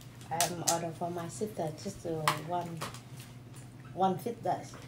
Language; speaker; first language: English; non-native, learner; Vietnamese